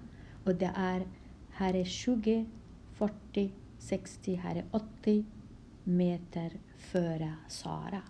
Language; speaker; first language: Swedish; non-native, fluent; Kurdish